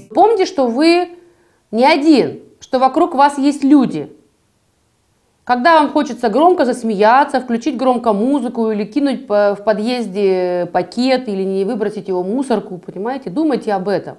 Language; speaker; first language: Russian; native; Russian